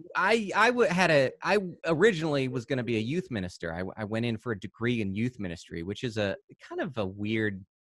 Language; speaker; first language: English; native; English